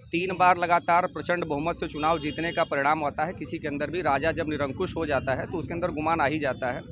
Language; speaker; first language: Hindi; native; Hindi